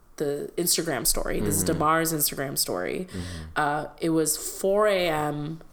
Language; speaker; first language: English; non-native, local second language; Malayalam